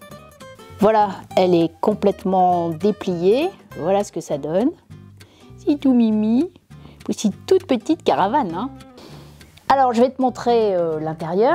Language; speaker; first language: French; native; French